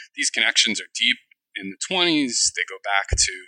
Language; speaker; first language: English; native; English